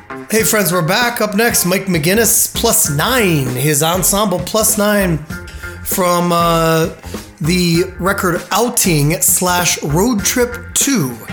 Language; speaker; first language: English; native; English